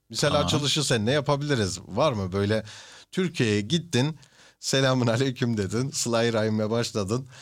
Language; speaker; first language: Turkish; early bilingual, heritage; Turkish